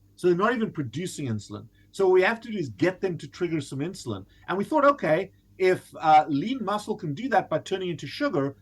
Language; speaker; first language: English; native; English